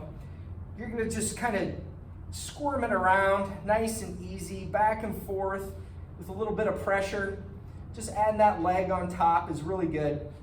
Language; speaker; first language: English; native; English